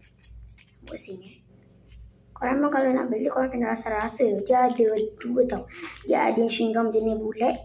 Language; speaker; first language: Malay; native; Malay